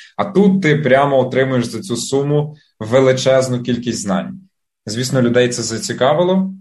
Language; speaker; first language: Ukrainian; native; Ukrainian